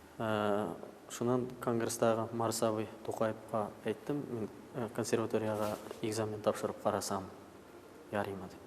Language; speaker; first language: Tatar; early bilingual, heritage; Tatar